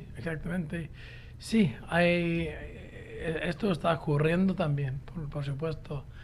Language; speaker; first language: Spanish; non-native, fluent; English